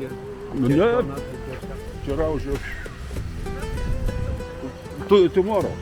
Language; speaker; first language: Russian; non-native, local second language; Lithuanian